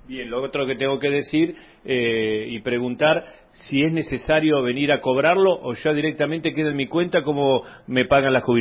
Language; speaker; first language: Spanish; native; Spanish